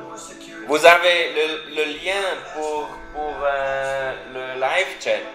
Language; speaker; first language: French; non-native, learner; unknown